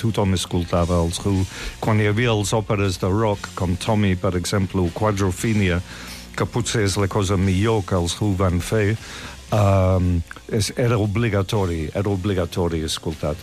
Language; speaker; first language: Catalan; non-native, fluent; English